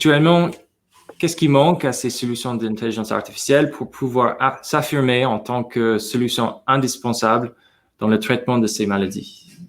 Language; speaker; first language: French; non-native, fluent; English